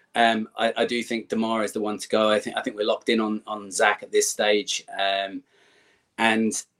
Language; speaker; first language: English; native; English